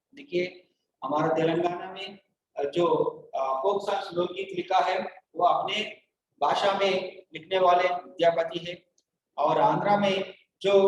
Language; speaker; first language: Hindi; non-native, local second language; Telugu